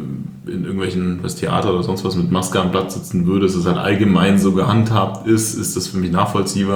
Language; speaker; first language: German; native; German